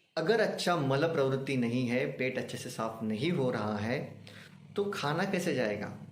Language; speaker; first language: Hindi; non-native, local second language; Marathi